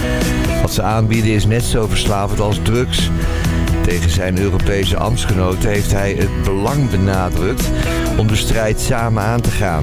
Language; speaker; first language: Dutch; native; Dutch